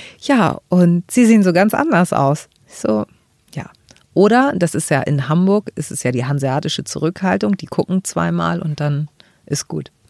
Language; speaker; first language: German; early bilingual, other home language; Greek